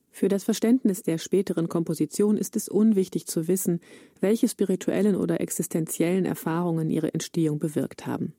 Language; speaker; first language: German; native; German